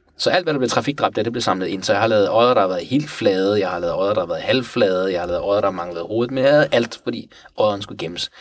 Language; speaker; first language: Danish; early bilingual, other home language; Persian